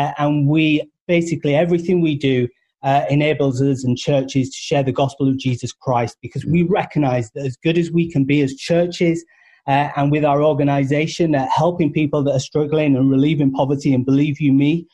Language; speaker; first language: English; native; English